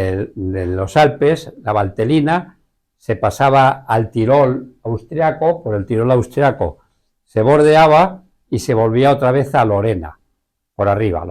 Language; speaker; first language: Spanish; native; Spanish